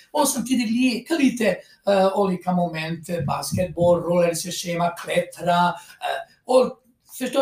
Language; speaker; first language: Swedish; non-native, fluent; Croatian